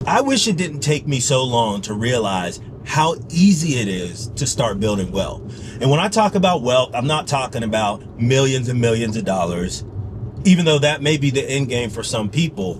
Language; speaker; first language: English; native; English